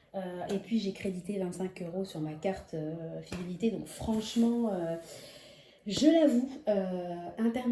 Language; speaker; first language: French; native; French